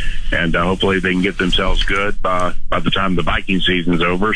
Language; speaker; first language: English; native; English